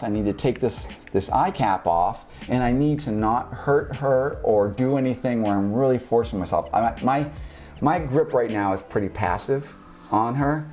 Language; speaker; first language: English; native; English